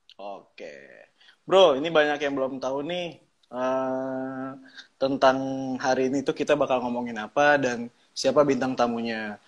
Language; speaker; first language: Indonesian; native; Indonesian